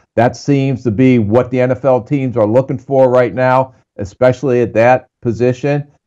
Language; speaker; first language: English; native; English